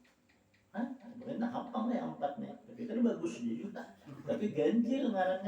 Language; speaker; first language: Indonesian; non-native, local second language; Banjar